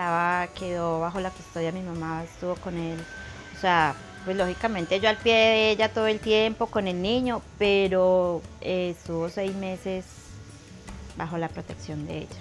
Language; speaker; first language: Spanish; native; Spanish